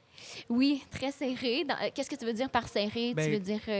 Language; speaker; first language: French; native; French